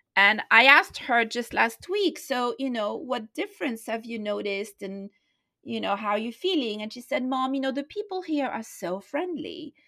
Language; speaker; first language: English; non-native, fluent; French